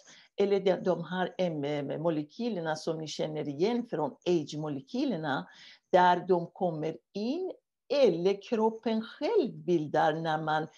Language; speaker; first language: Swedish; non-native, fluent; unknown